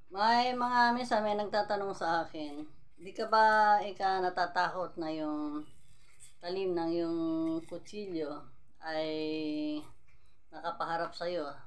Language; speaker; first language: Filipino; non-native, local second language; Iloko